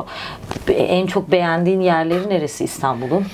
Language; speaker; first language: Turkish; native; Turkish